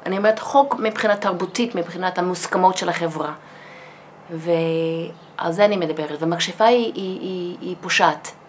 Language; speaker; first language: Hebrew; non-native, fluent; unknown